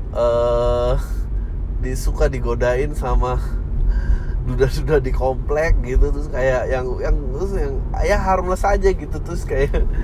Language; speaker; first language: Indonesian; native; Indonesian